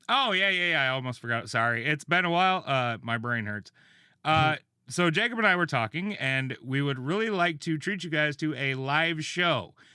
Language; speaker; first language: English; native; English